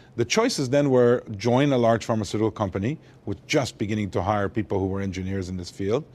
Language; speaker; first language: English; early bilingual, other home language; Armenian